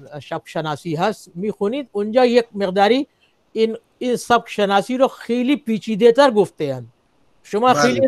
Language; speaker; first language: Persian; non-native, fluent; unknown